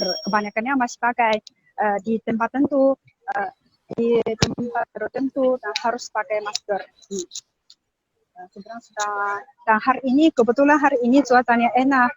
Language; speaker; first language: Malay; non-native, learner; Chinese